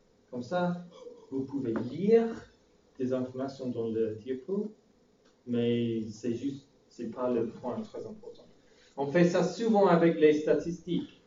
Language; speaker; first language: French; non-native, fluent; English